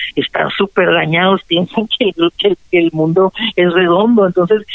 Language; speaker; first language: Spanish; native; Spanish